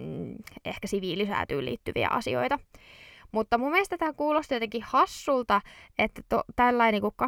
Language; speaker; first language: Finnish; native; Finnish